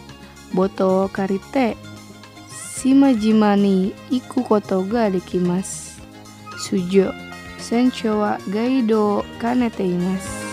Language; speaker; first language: Japanese; non-native, fluent; Indonesian